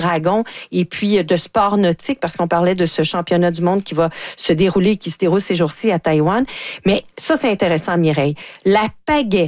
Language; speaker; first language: French; native; French